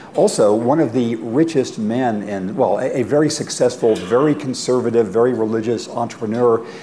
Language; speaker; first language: English; native; English